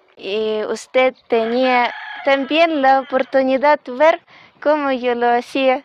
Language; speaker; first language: Spanish; non-native, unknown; Russian